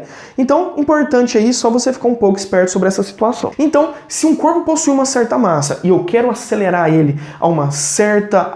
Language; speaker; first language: Portuguese; native; Portuguese